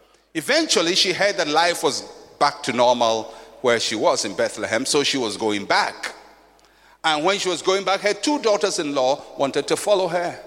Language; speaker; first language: English; non-native, local second language; Akan